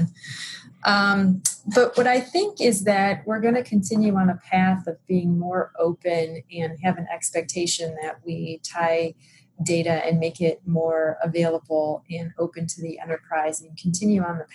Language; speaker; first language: English; native; English